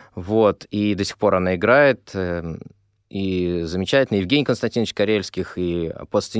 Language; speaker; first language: Russian; native; Russian